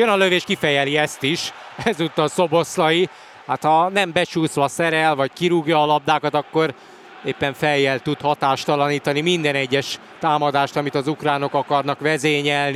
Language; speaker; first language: Hungarian; native; Hungarian